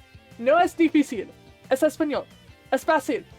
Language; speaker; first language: Spanish; non-native, learner; English